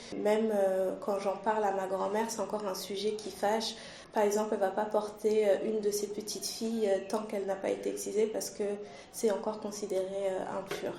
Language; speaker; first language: French; early bilingual, other home language; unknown